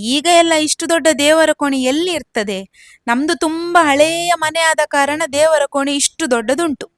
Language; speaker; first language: Kannada; non-native, local second language; Konkani